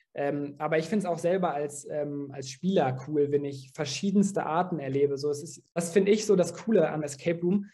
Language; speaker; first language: German; native; German